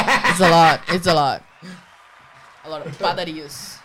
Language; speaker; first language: English; non-native, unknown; Portuguese